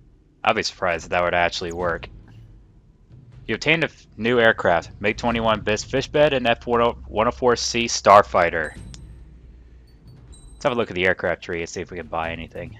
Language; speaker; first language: English; native; English